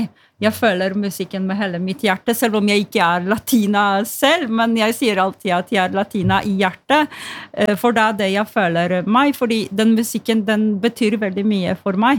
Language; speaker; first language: Norwegian; non-native, fluent; Polish